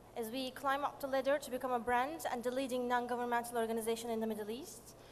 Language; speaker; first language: English; non-native, fluent; Turkish